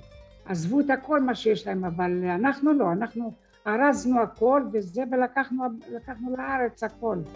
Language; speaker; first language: Hebrew; early bilingual, other home language; French